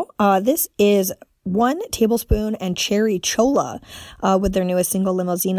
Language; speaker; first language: English; native; English